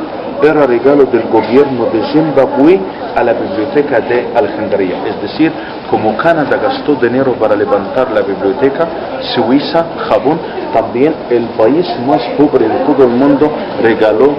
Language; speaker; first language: Spanish; non-native, fluent; Arabic